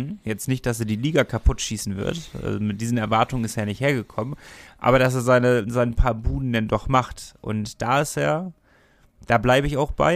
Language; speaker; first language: German; native; German